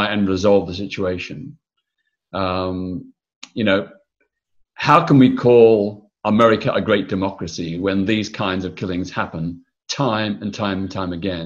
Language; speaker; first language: English; native; English